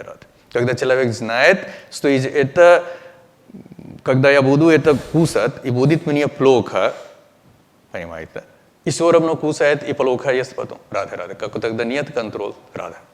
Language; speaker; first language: Russian; non-native, learner; Hindi